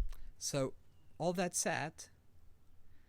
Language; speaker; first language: English; non-native, fluent; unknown